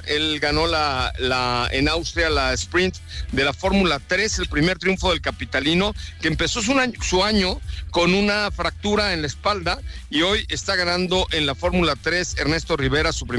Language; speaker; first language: Spanish; native; Spanish